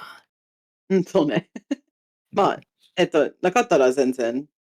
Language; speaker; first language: Japanese; non-native, fluent; English